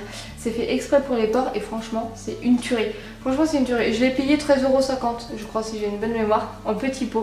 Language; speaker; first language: French; native; French